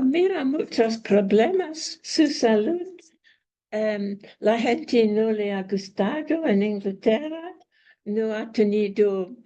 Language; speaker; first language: Spanish; non-native, learner; English